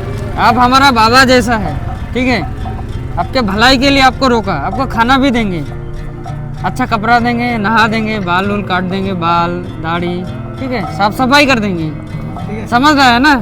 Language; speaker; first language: Hindi; non-native, local second language; Bangla